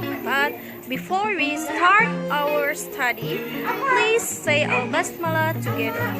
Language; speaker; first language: English; non-native, learner; Indonesian